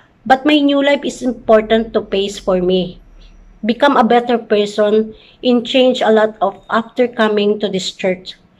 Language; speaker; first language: English; non-native, local second language; Filipino